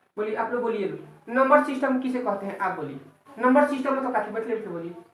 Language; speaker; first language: Hindi; native; Hindi